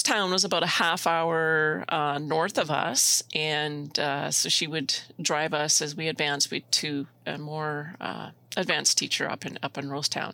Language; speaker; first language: English; native; English